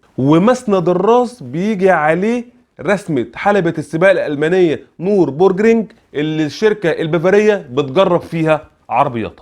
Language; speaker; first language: Arabic; native; Arabic